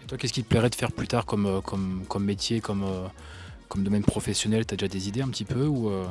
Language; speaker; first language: French; native; French